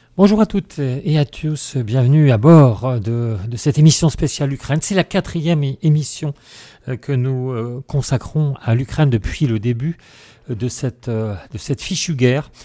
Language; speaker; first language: French; native; French